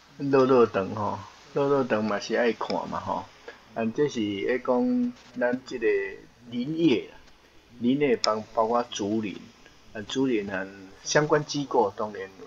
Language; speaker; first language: Chinese; native; Chinese